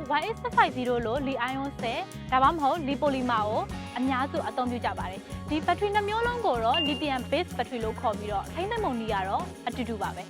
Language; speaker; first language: Burmese; native; Burmese